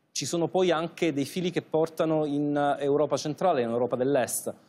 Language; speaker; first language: Italian; native; Italian